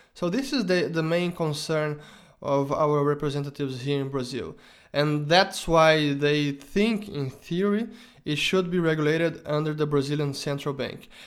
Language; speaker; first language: English; non-native, fluent; Portuguese